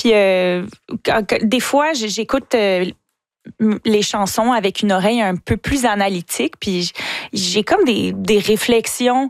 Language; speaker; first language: French; native; French